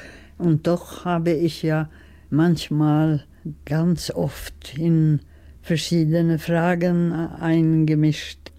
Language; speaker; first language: German; non-native, fluent; Swedish